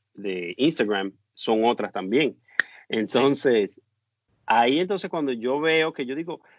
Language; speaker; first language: Spanish; native; Spanish